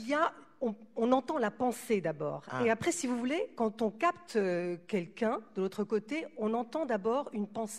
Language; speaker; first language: French; native; French